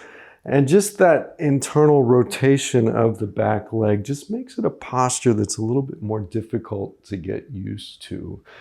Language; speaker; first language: English; native; English